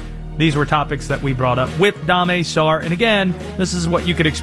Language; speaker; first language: English; native; English